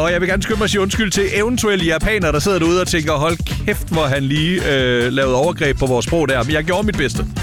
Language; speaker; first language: Danish; native; Danish